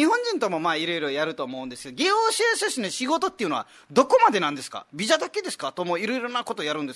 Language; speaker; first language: Japanese; non-native, fluent; Nepali